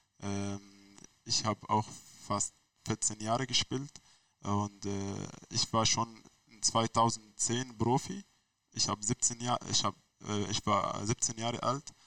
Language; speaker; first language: German; non-native, learner; Arabic